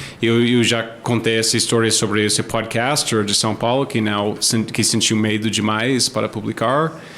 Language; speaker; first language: Portuguese; non-native, fluent; English